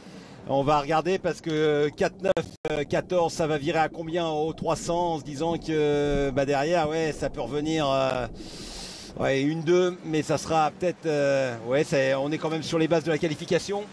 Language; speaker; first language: French; native; French